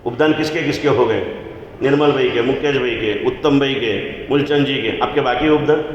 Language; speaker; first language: Hindi; non-native, local second language; Gujarati